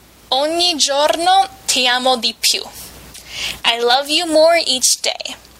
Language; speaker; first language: Italian; non-native, fluent; English